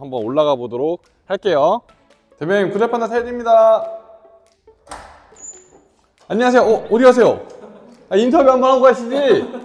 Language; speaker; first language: Korean; native; Korean